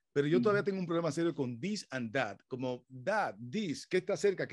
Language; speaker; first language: Spanish; native; Spanish